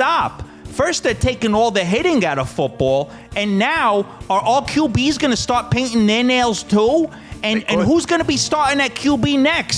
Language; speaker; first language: English; native; English